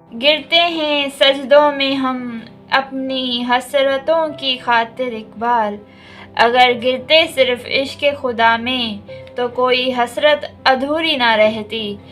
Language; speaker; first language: Urdu; non-native, local second language; Sindhi